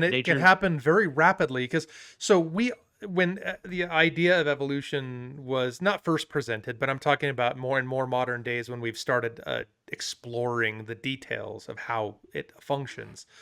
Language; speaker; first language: English; native; English